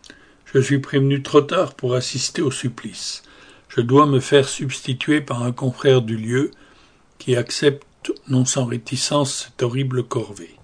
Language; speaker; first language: French; native; French